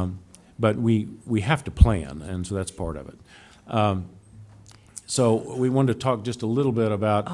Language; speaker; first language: English; native; English